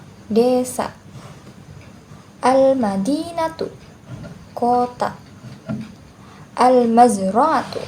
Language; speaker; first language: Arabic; non-native, learner; Indonesian